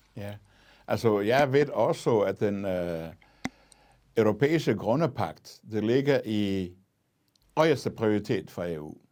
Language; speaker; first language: Danish; non-native, fluent; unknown